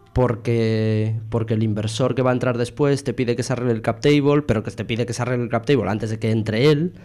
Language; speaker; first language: Spanish; native; Spanish